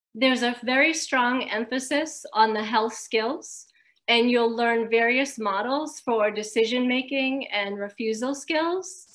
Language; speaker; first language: English; native; English